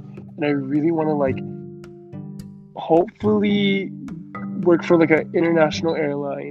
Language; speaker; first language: English; native; English